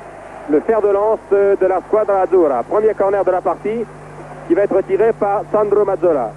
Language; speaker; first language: French; native; French